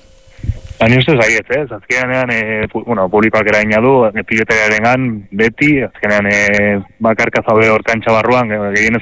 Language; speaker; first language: Basque; native; Basque